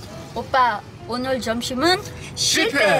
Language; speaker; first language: Korean; non-native, learner; Cebuano